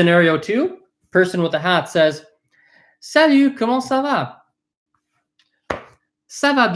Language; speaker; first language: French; non-native, fluent; English